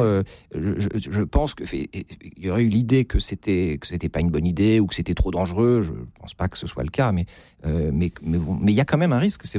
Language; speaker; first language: French; native; French